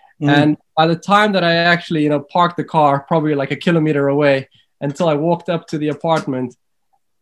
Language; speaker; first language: English; native; English